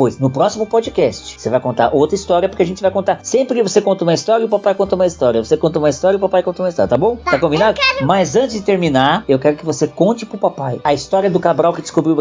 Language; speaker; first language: Portuguese; native; Portuguese